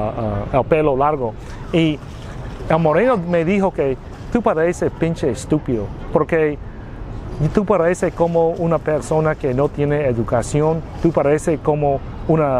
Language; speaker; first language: Spanish; non-native, learner; Vietnamese